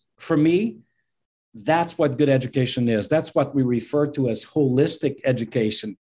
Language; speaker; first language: English; non-native, fluent; Portuguese